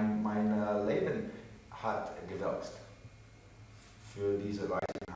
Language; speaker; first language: German; non-native, learner; English